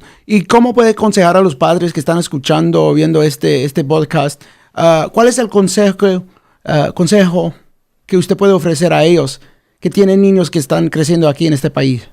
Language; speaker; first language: Spanish; early bilingual, heritage; Spanish